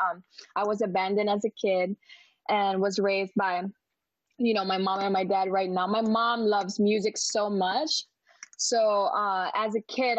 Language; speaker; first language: English; non-native, local second language; Filipino